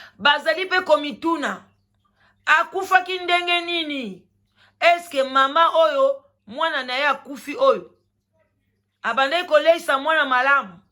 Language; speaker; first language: Lingala; native; Lingala